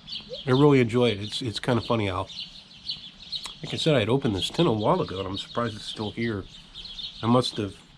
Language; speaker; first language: English; native; English